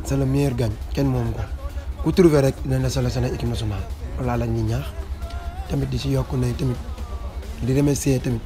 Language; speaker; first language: French; non-native, local second language; Wolof